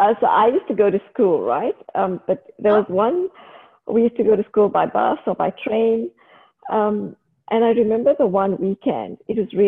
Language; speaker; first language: English; native; English